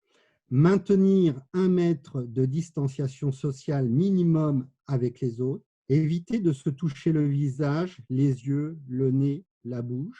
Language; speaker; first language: French; native; French